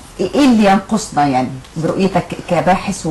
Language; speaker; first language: Arabic; native; Arabic